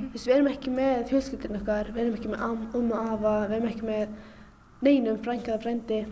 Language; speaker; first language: Icelandic; non-native, fluent; Arabic